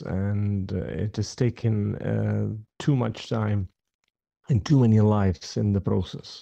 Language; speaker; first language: English; non-native, fluent; Ukrainian